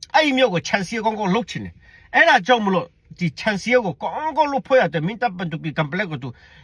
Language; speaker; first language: Burmese; non-native, local second language; Hakha Chin